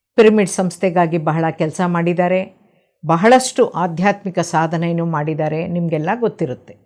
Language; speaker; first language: Kannada; non-native, local second language; Telugu